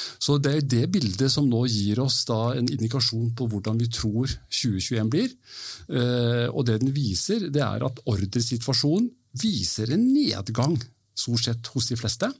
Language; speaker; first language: Norwegian; early bilingual, heritage; Norwegian